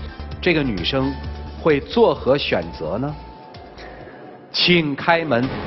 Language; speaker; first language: Chinese; native; Chinese